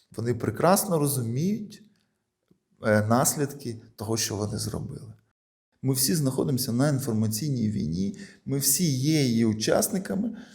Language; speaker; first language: Ukrainian; non-native, local second language; Russian